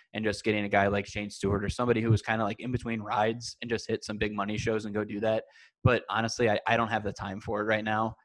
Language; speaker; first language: English; native; English